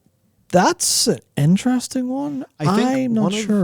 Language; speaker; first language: English; native; English